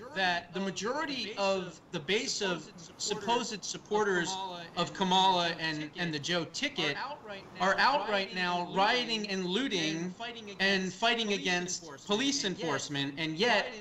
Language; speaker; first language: English; native; English